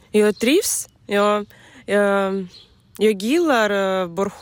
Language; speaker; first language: Swedish; non-native, learner; Ukrainian